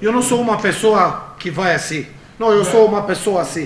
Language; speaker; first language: Portuguese; non-native, fluent; Romanian